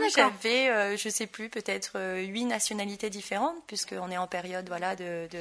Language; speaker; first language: French; native; French